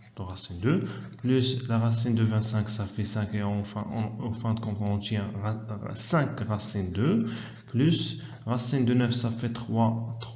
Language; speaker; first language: French; non-native, local second language; Arabic